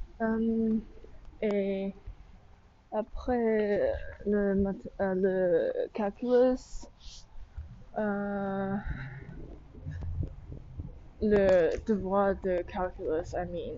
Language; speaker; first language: French; non-native, learner; English